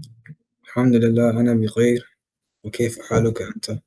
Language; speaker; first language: Arabic; non-native, learner; English